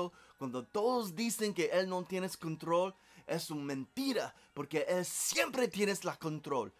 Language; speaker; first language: Spanish; non-native, learner; English